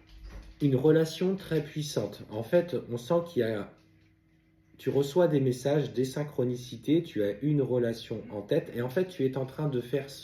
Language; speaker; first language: French; native; French